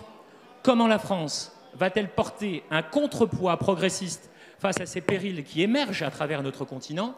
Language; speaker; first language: French; native; French